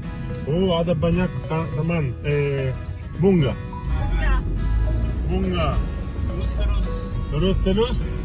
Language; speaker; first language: Indonesian; non-native, learner; Italian